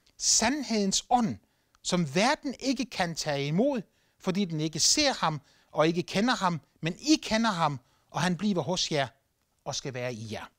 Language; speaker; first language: Danish; native; Danish